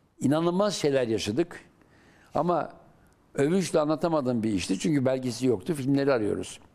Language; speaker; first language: Turkish; native; Turkish